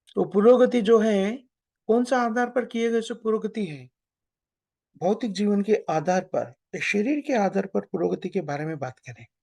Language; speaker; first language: Hindi; non-native, local second language; Telugu